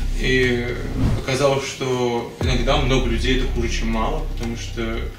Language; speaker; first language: Russian; native; Russian